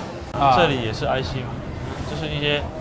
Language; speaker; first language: Chinese; native; Chinese